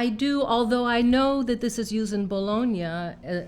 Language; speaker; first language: English; native; English